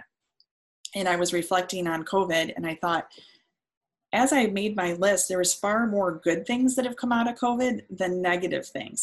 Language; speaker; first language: English; native; English